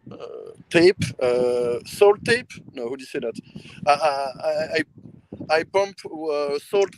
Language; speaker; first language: English; non-native, learner; French